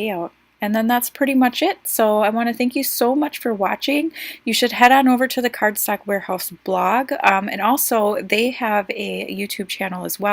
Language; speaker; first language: English; native; English